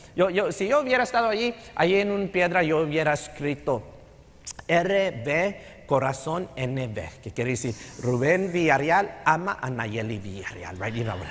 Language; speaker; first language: Spanish; native; Spanish